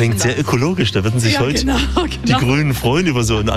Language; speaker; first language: German; native; German